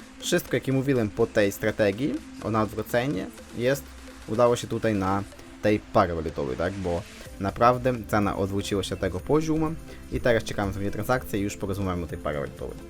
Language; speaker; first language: Polish; non-native, fluent; Ukrainian